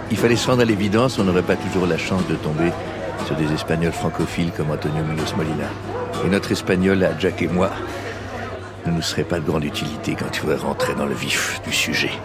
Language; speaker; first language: French; native; French